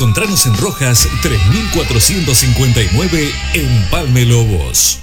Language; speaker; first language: Spanish; native; Spanish